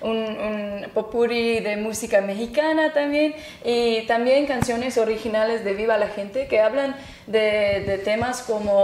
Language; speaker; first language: Spanish; non-native, fluent; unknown